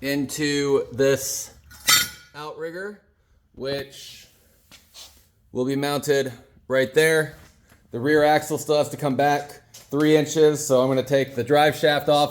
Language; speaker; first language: English; native; English